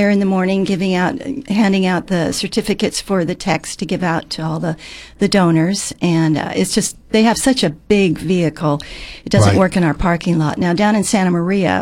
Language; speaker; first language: English; native; English